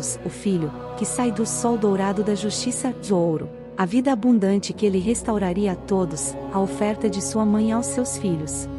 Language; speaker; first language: Portuguese; native; Portuguese